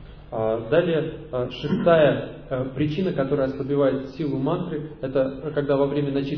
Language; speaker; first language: Russian; native; Russian